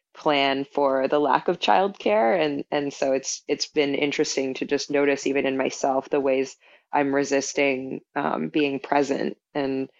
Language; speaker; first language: English; native; English